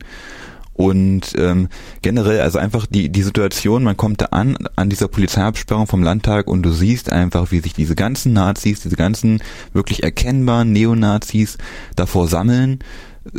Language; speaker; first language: German; native; German